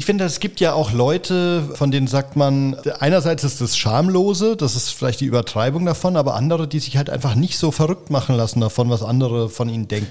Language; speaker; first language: German; native; German